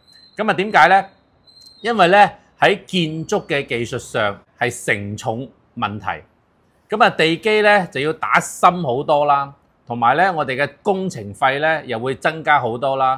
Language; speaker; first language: Cantonese; native; Cantonese